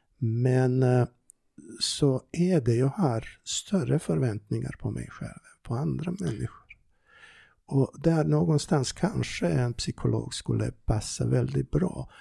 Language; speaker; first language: Swedish; non-native, fluent; Serbian